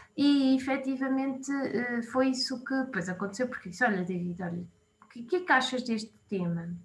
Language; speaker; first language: Portuguese; native; Portuguese